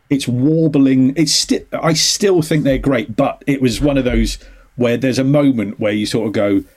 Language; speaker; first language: English; native; English